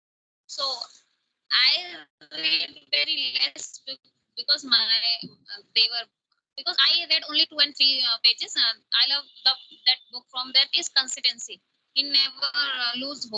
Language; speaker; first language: English; non-native, local second language; Hindi